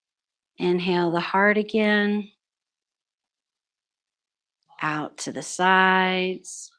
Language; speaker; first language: English; native; English